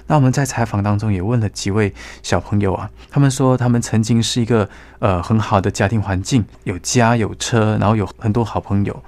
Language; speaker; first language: Chinese; native; Chinese